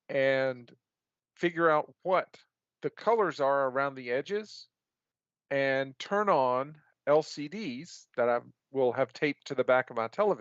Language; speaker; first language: English; native; English